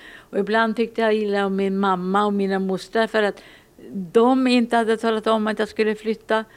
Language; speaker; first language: Swedish; early bilingual, other home language; Finnish